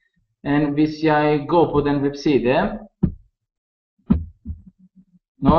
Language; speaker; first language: Norwegian; non-native, learner; Italian